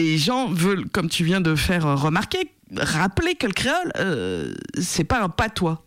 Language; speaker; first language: French; native; French